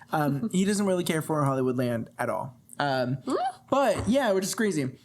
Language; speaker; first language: English; native; English